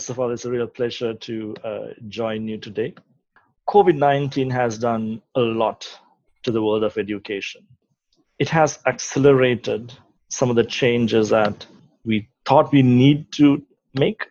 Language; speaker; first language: English; non-native, local second language; Sinhala